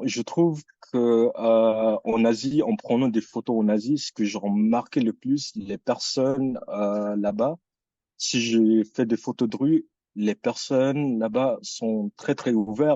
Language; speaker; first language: French; early bilingual, other home language; Filipino